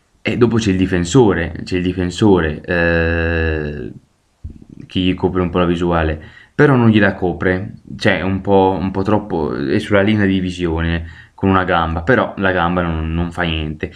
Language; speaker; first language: Italian; native; Italian